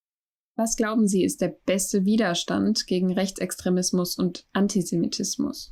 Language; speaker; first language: German; native; German